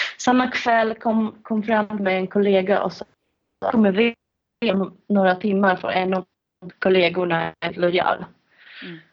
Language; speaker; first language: Swedish; non-native, fluent; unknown